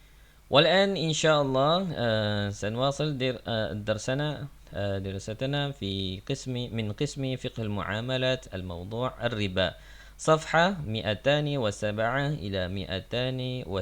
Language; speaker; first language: Arabic; non-native, fluent; Malay